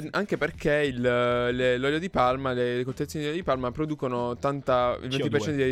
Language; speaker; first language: Italian; native; Italian